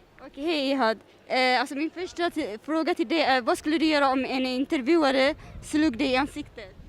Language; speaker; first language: Swedish; early bilingual, other home language; Tigrinya